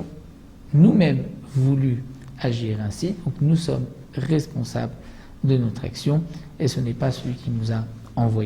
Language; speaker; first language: French; native; French